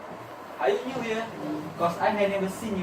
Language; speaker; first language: English; non-native, learner; Malay